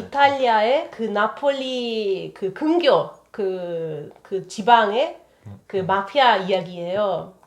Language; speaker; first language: Korean; non-native, fluent; Italian